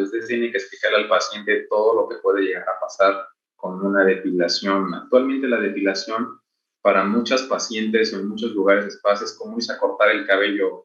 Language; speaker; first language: Spanish; native; Spanish